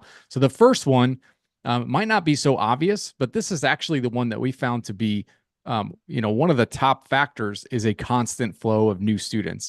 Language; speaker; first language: English; native; English